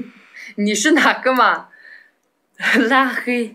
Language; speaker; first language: Chinese; native; Chinese